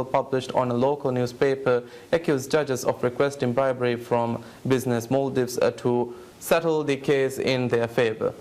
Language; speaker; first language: English; non-native, local second language; Divehi